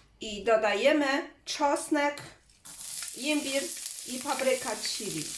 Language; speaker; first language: Polish; non-native, learner; Chinese